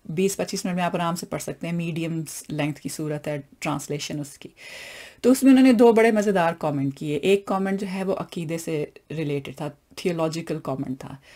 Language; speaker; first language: Urdu; non-native, local second language; Punjabi